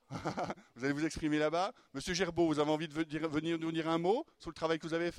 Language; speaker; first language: French; native; French